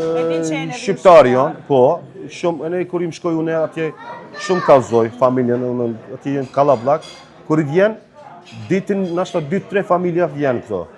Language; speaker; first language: Albanian; early bilingual, heritage; Albanian